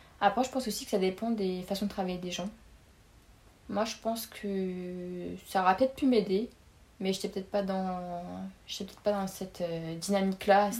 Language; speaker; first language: French; native; French